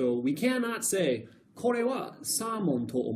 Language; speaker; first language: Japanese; non-native, fluent; English